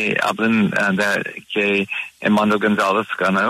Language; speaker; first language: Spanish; non-native, learner; English